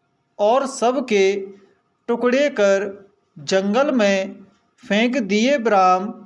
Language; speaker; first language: Hindi; native; Hindi